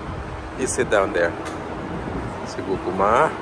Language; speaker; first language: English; non-native, learner; Indonesian